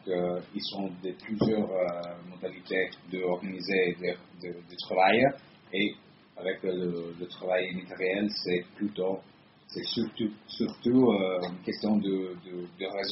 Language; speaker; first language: French; non-native, fluent; Italian